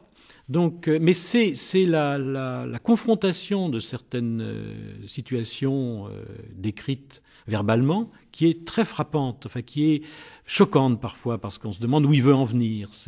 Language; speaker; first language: French; native; French